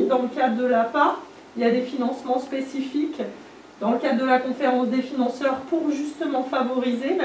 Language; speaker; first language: French; native; French